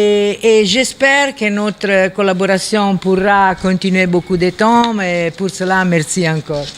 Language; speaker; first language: French; non-native, fluent; Italian